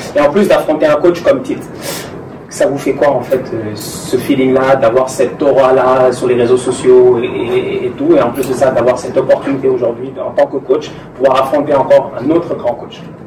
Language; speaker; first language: French; non-native, local second language; Wolof